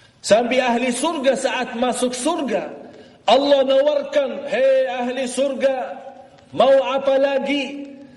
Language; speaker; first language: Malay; non-native, fluent; Arabic